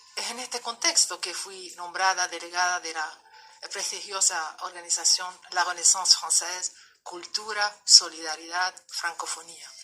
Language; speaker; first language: Spanish; non-native, fluent; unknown